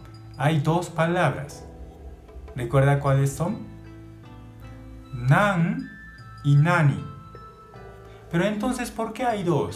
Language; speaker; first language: Spanish; non-native, learner; Japanese